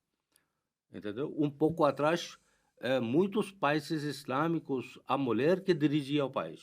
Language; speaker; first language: Portuguese; non-native, fluent; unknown